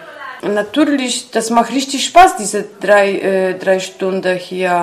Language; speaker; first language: German; non-native, learner; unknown